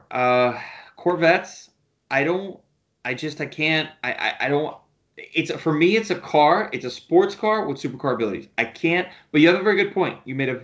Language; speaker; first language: English; native; English